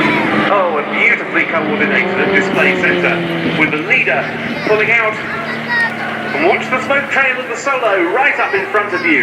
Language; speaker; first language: English; native; English